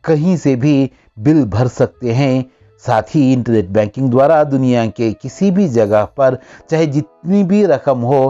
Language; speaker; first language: Hindi; non-native, local second language; Kannada